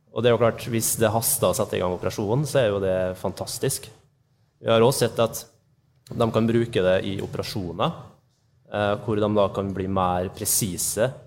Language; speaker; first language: Norwegian; native; Norwegian